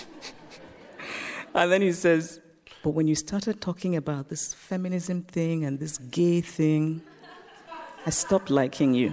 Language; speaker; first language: English; non-native, local second language; Igbo